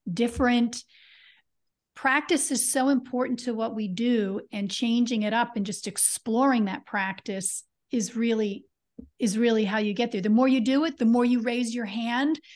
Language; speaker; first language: English; native; English